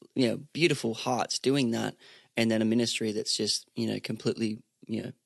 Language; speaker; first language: English; native; English